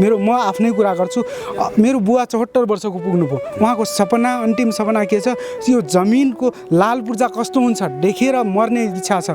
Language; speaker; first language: Nepali; non-native, local second language; Dangaura Tharu